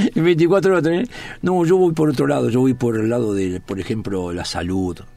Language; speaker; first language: Spanish; native; Spanish